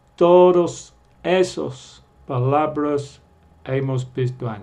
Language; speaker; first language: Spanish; non-native, fluent; English